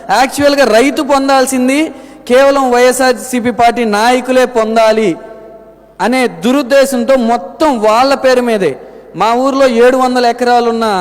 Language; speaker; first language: Telugu; native; Telugu